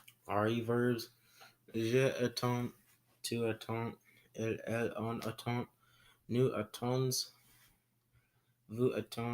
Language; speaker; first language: French; non-native, learner; English